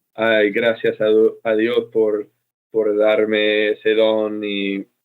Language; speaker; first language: Spanish; non-native, fluent; English